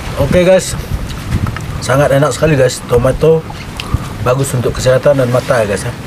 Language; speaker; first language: Indonesian; non-native, local second language; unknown